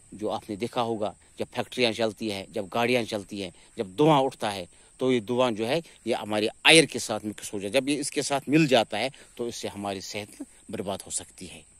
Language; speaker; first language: Urdu; non-native, local second language; Kashmiri